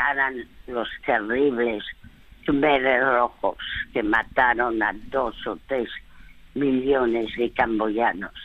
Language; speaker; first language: Spanish; early bilingual, other home language; French